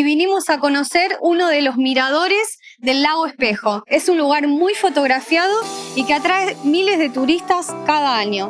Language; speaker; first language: Spanish; native; Spanish